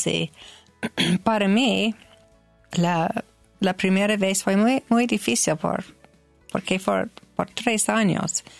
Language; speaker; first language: Spanish; non-native, learner; English